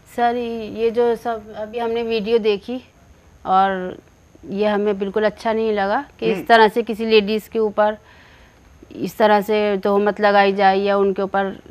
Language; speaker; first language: Hindi; native; Hindi